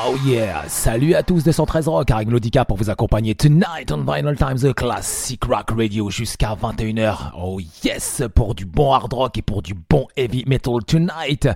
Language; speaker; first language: French; native; French